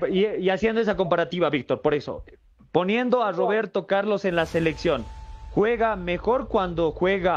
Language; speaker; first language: Spanish; native; Spanish